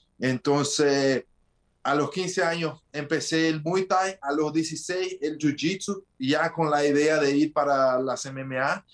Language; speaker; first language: Spanish; early bilingual, heritage; Spanish